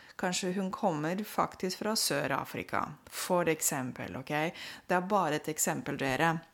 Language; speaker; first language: Norwegian; non-native, fluent; Romanian